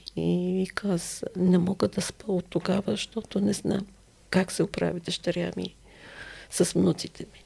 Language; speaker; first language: Bulgarian; non-native, fluent; Arabic